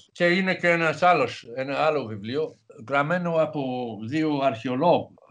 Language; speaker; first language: Greek; non-native, fluent; English